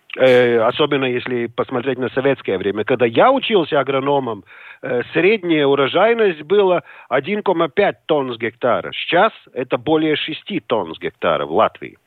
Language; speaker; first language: Russian; non-native, local second language; Latvian